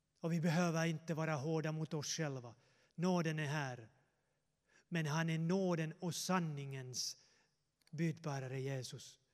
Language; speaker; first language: Swedish; non-native, fluent; Finnish